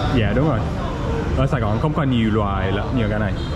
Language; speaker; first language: Vietnamese; non-native, learner; English